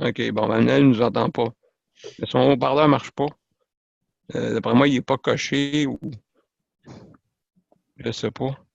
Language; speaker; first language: French; native; French